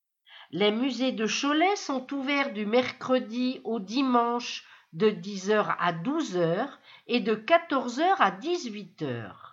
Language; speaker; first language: French; native; French